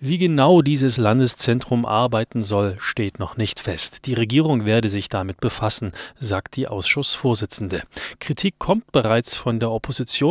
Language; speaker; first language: German; native; German